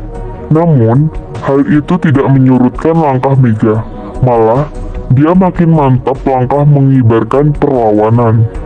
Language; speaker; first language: Indonesian; native; Indonesian